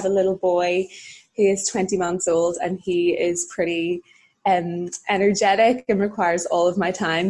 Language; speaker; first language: English; native; English